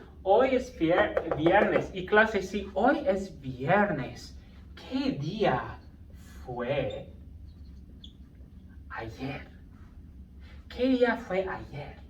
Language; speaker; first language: Spanish; non-native, fluent; English